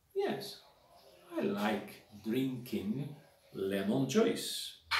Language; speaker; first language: English; non-native, fluent; Portuguese